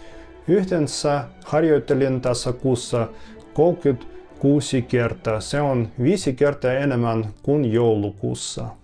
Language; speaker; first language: Finnish; non-native, fluent; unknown